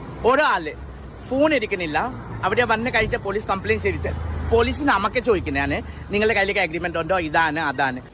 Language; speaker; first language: Malayalam; non-native, fluent; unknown